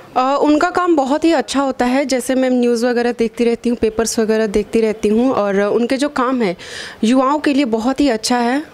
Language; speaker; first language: Hindi; native; Hindi